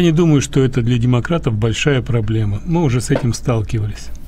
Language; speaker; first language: Russian; native; Russian